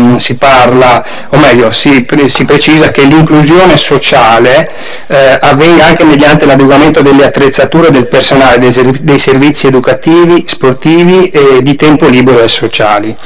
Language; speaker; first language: Italian; native; Italian